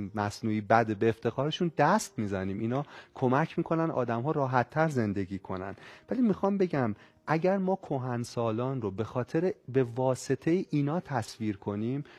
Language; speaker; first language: Persian; native; Persian